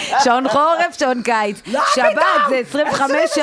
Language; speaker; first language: Hebrew; native; Hebrew